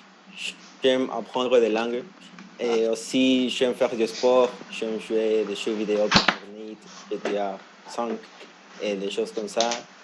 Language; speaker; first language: French; non-native, fluent; Spanish